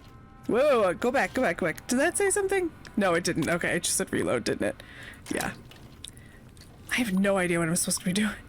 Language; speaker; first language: English; native; English